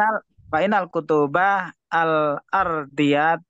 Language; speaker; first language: Arabic; non-native, learner; Indonesian